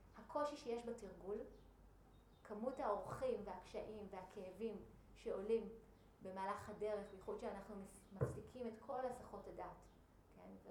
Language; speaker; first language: Hebrew; native; Hebrew